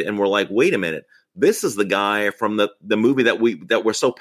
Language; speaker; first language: English; native; English